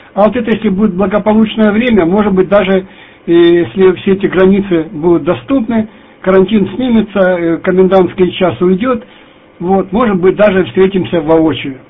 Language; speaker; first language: Russian; native; Russian